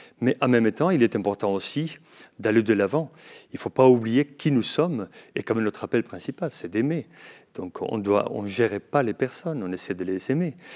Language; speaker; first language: French; non-native, fluent; Spanish